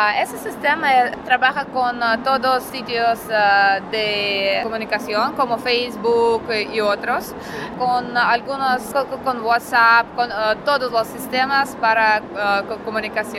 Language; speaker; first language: Spanish; non-native, learner; Russian